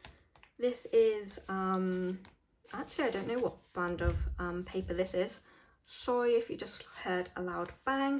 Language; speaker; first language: English; native; English